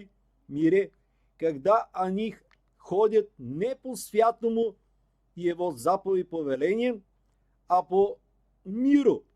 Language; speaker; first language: Russian; non-native, learner; Bulgarian